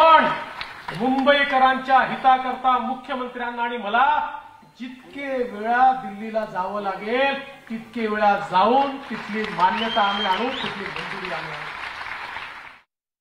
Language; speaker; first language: Marathi; native; Marathi